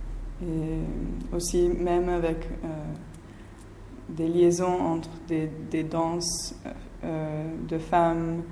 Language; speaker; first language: French; non-native, fluent; Spanish